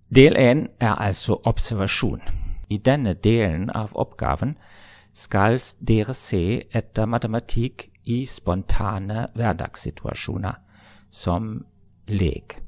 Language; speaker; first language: Norwegian; non-native, fluent; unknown